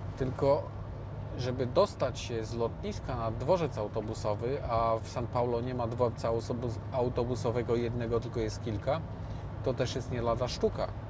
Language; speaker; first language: Polish; native; Polish